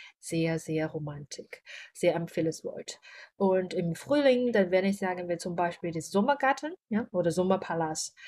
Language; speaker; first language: German; non-native, learner; Chinese